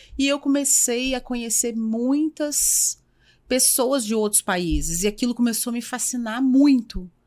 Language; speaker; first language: Portuguese; native; Portuguese